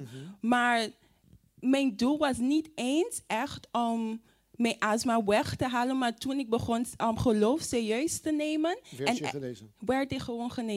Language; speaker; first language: Dutch; non-native, fluent; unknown